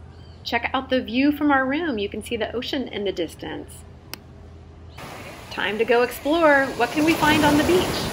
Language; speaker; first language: English; native; English